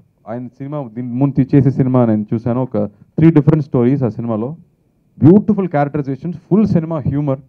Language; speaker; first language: Telugu; non-native, learner; Tamil